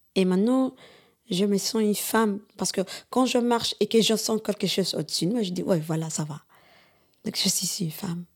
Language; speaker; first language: French; early bilingual, other home language; Somali